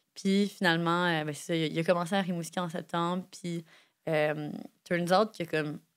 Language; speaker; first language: French; native; French